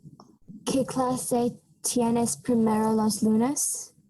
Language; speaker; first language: Spanish; non-native, learner; English